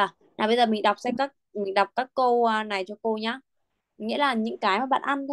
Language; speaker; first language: Vietnamese; native; Vietnamese